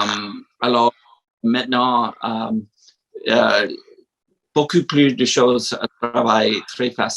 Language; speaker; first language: French; non-native, learner; English